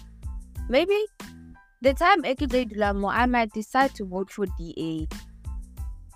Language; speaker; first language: English; non-native, local second language; Southern Sotho